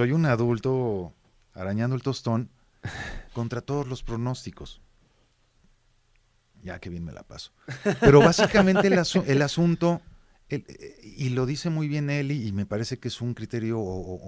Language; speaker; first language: Spanish; native; Spanish